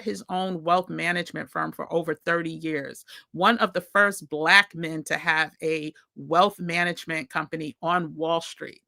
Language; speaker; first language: English; native; English